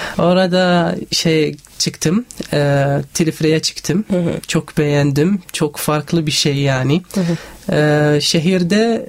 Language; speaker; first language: Turkish; non-native, learner; Arabic